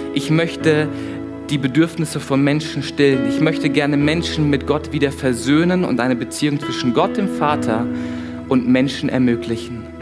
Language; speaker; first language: German; native; German